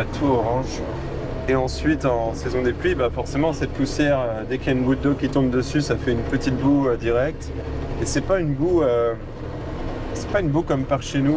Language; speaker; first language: French; native; French